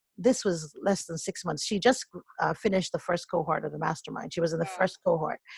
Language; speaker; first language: English; native; English